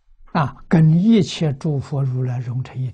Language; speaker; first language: Chinese; native; Chinese